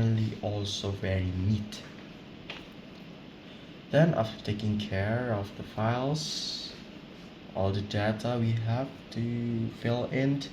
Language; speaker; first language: English; non-native, learner; Indonesian